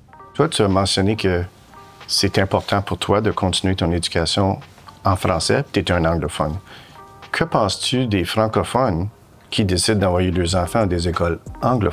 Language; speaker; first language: French; native; French